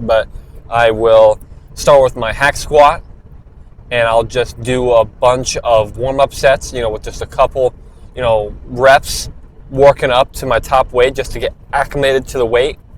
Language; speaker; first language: English; native; English